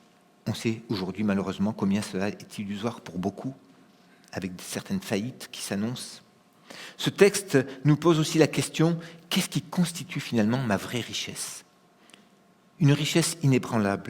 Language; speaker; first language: French; native; French